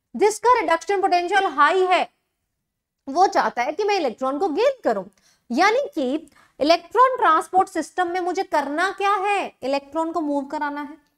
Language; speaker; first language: Hindi; native; Hindi